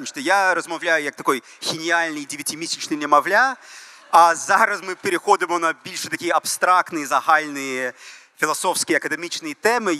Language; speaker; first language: Ukrainian; early bilingual, heritage; Ukrainian